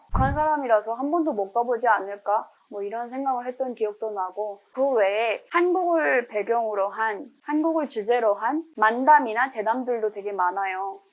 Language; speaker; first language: Korean; native; Korean